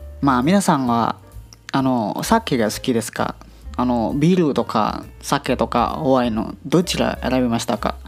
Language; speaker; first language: Japanese; non-native, learner; Indonesian